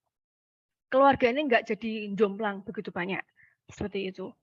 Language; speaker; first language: Malay; native; Malay